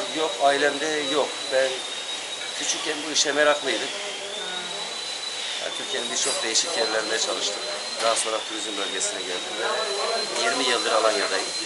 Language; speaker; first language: Turkish; native; Turkish